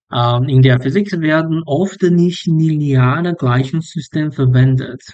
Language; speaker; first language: German; non-native, learner; English